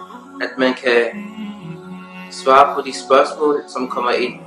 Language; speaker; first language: Danish; early bilingual, other home language; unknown